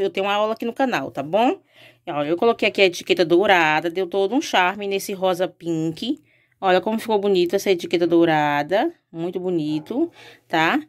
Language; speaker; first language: Portuguese; native; Portuguese